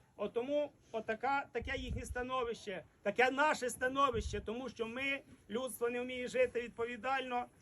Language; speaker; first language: Ukrainian; native; Ukrainian